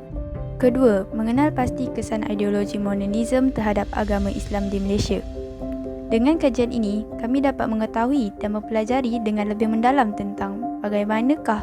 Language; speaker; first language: Malay; native; Malay